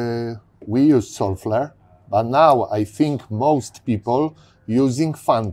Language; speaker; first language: English; non-native, learner; Polish